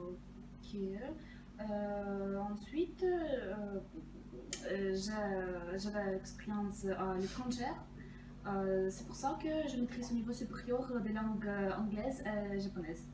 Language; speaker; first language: French; non-native, fluent; Russian